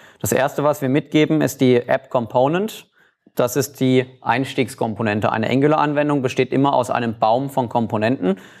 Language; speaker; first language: German; native; German